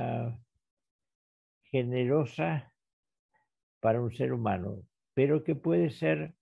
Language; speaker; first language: Spanish; native; Spanish